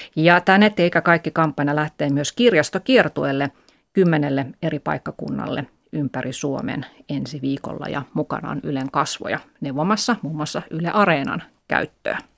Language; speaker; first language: Finnish; native; Finnish